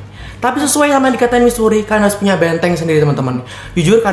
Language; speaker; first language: Indonesian; native; Indonesian